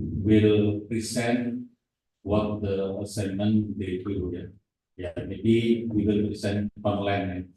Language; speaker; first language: English; non-native, fluent; Indonesian